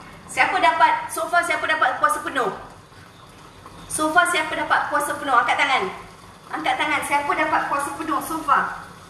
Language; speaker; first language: Malay; non-native, local second language; Tamil